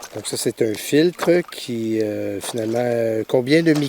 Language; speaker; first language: French; native; French